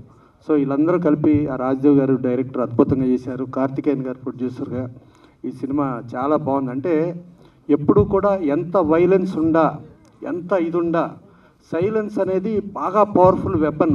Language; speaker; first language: Telugu; native; Telugu